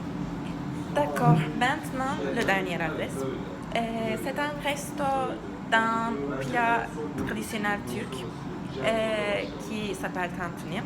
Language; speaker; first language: French; non-native, learner; Turkish